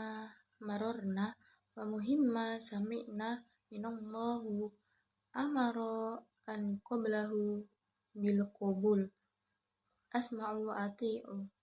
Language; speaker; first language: Arabic; non-native, learner; Indonesian